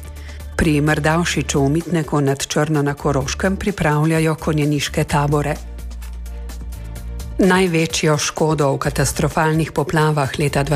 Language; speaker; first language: Slovenian; native; Slovenian